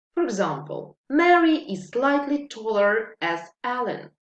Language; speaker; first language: English; non-native, fluent; Ukrainian